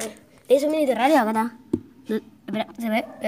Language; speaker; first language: Spanish; native; Spanish